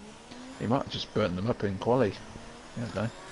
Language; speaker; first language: English; native; English